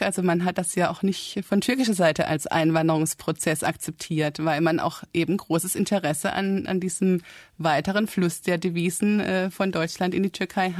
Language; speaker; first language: German; native; German